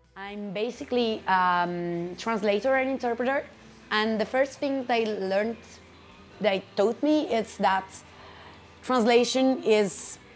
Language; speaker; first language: English; non-native, fluent; Italian